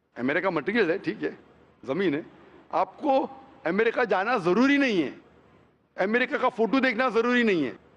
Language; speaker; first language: Hindi; non-native, local second language; Konkani